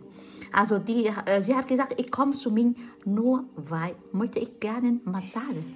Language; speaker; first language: German; non-native, fluent; Vietnamese